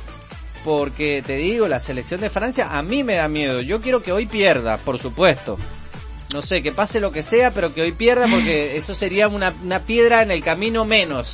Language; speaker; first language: Spanish; native; Spanish